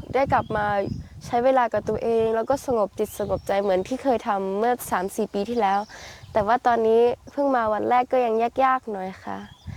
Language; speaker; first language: Thai; early bilingual, heritage; Thai